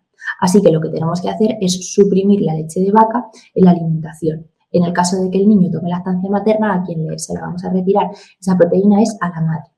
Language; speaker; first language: Spanish; native; Spanish